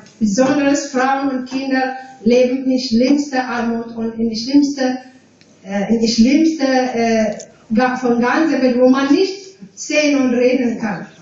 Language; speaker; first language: German; non-native, fluent; Tigrinya